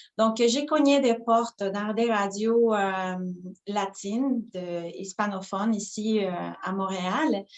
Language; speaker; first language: French; non-native, fluent; Spanish